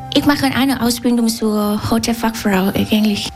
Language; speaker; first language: German; non-native, learner; Vietnamese